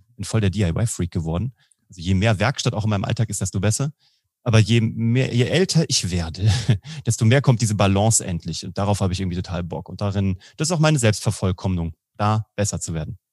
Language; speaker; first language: German; native; German